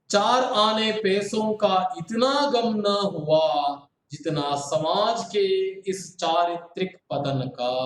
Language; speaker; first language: Hindi; non-native, local second language; Kannada